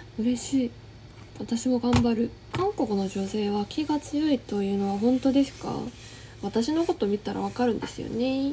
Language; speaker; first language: Japanese; non-native, fluent; Korean